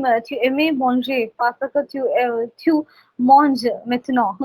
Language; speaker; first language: French; non-native, fluent; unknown